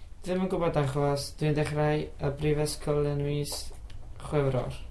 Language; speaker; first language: Welsh; non-native, learner; Spanish